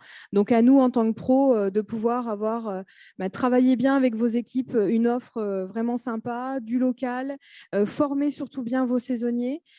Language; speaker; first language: French; native; French